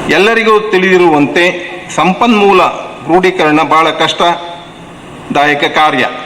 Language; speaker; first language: Kannada; non-native, local second language; Tulu